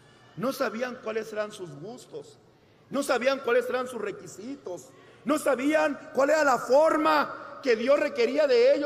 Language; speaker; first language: Spanish; native; Spanish